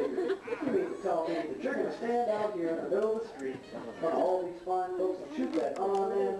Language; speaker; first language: English; native; English